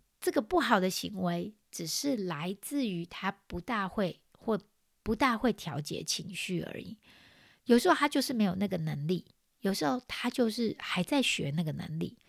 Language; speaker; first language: Chinese; native; Chinese